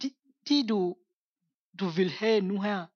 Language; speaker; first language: Danish; non-native, fluent; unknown